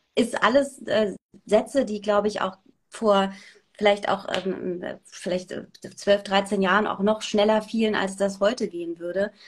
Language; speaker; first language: German; early bilingual, other home language; Persian